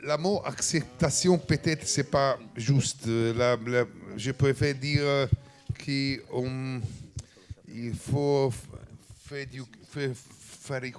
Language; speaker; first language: French; non-native, learner; Italian